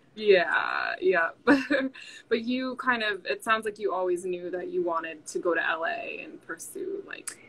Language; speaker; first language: English; native; English